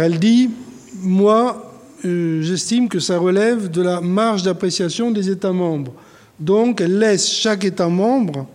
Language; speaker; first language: French; native; French